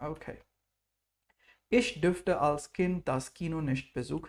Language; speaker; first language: German; non-native, fluent; English